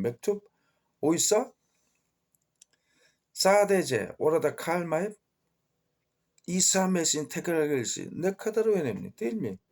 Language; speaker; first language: Turkish; non-native, fluent; Korean